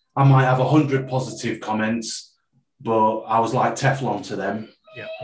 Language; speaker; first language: English; native; English